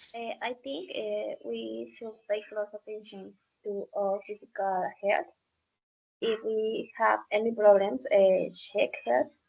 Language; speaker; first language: English; non-native, learner; Spanish